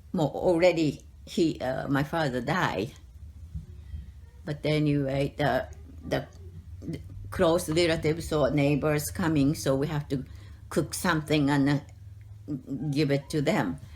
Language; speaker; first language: English; non-native, learner; Japanese